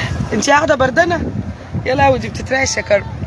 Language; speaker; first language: Arabic; native; Arabic